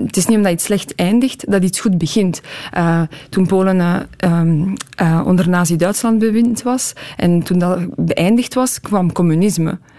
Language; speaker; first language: Dutch; early bilingual, other home language; Polish